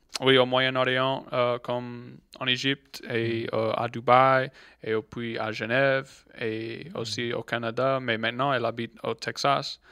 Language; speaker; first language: French; non-native, local second language; English